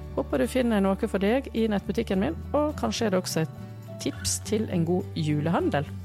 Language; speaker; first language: Norwegian; native; Norwegian